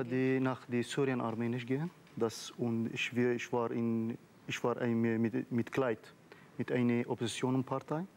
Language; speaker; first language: German; non-native, learner; Arabic